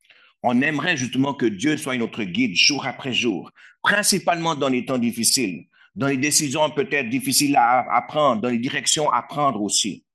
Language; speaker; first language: French; native; French